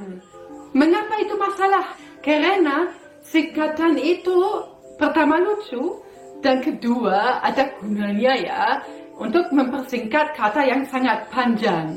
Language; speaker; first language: Indonesian; non-native, fluent; German